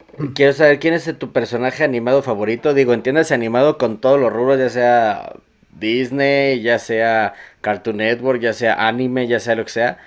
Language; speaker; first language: Spanish; native; Spanish